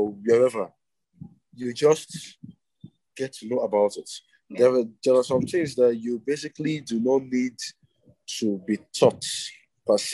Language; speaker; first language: English; non-native, local second language; Igbo